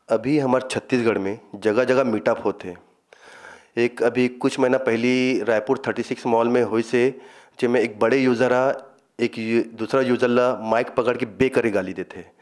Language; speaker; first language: Hindi; native; Hindi